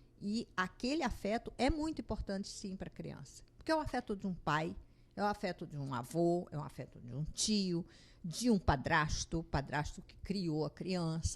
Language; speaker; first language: Portuguese; native; Portuguese